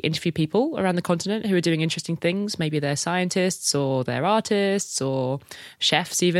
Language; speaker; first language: English; native; English